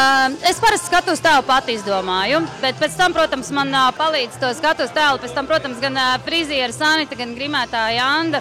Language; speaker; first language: Latvian; native; Latvian